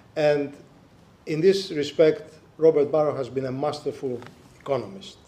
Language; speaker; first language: English; non-native, fluent; Greek